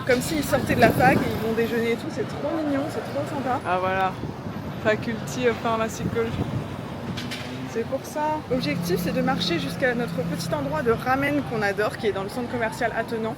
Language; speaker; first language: French; native; French